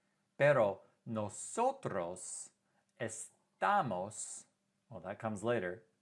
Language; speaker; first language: Spanish; non-native, fluent; English